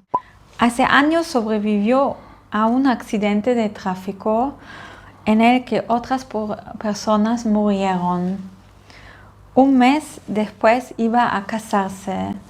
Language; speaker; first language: Spanish; non-native, fluent; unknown